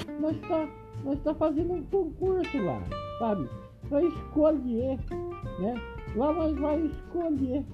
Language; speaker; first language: Portuguese; native; Portuguese